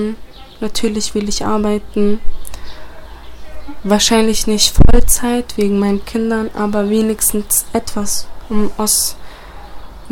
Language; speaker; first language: German; early bilingual, other home language; Bosnian